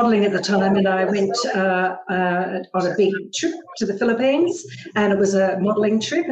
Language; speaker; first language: English; native; English